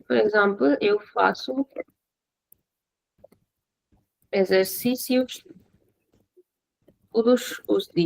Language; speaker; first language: Portuguese; non-native, fluent; Hindi